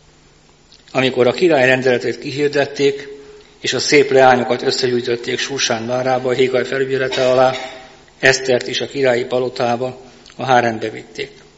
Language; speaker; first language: Hungarian; native; Hungarian